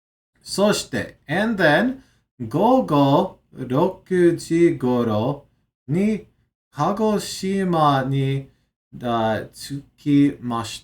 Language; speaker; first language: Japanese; non-native, learner; English